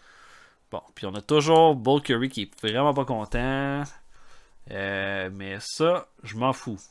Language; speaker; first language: French; native; French